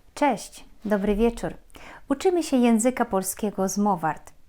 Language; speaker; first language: Polish; non-native, fluent; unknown